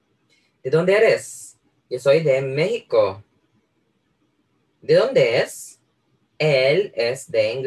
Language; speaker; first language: Spanish; non-native, fluent; Filipino